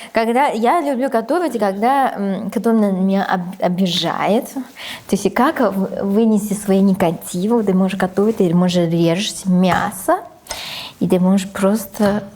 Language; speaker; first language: Russian; non-native, fluent; Chinese